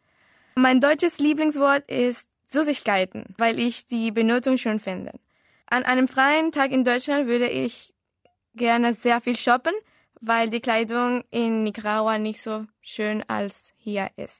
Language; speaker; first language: German; non-native, learner; Spanish